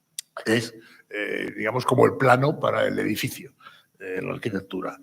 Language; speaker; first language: Spanish; native; Spanish